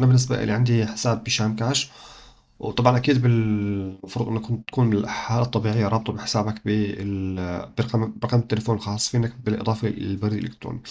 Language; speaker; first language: Arabic; native; Arabic